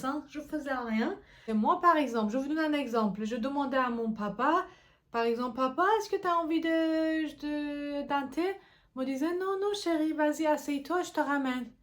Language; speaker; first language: French; non-native, fluent; Persian